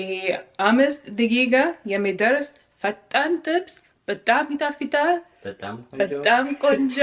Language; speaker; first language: Amharic; non-native, learner; Arabic